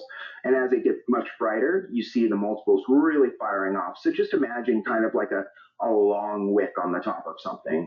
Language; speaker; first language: English; native; English